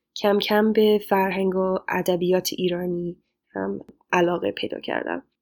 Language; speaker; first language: Persian; non-native, fluent; English